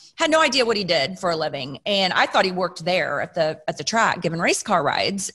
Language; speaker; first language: English; native; English